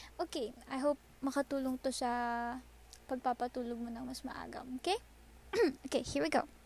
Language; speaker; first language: Filipino; native; Filipino